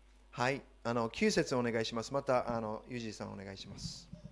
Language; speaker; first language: Japanese; non-native, fluent; English